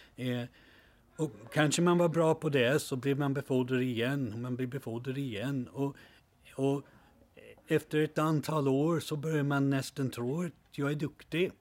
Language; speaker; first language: Swedish; non-native, fluent; English